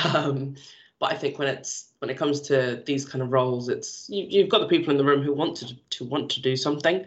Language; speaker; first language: English; native; English